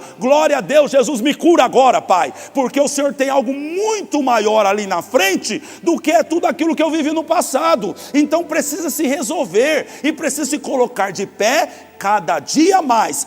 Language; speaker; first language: Portuguese; native; Portuguese